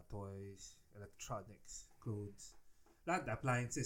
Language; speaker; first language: English; non-native, local second language; Filipino